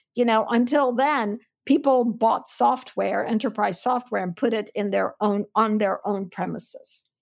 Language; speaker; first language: English; non-native, fluent; Armenian